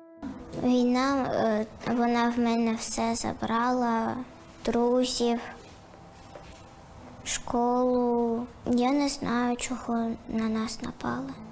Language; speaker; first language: Ukrainian; non-native, local second language; Russian